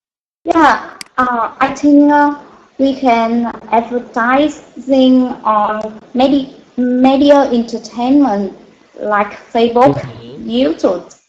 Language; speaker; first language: English; non-native, learner; Vietnamese